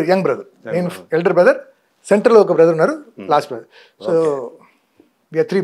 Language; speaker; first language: Telugu; non-native, fluent; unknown